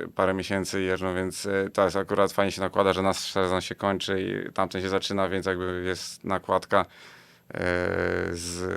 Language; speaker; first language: Polish; native; Polish